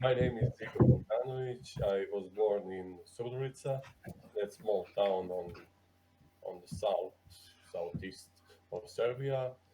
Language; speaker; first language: English; non-native, learner; Serbian